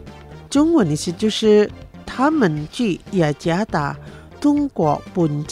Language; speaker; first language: Chinese; non-native, fluent; Indonesian